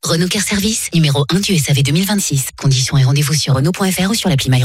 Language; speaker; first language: French; native; French